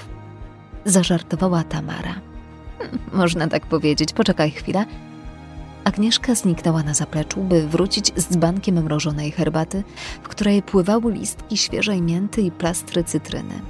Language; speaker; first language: Polish; native; Polish